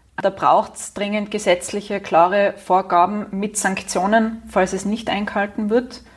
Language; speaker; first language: German; native; German